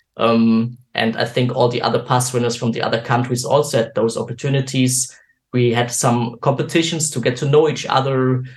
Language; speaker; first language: English; non-native, fluent; German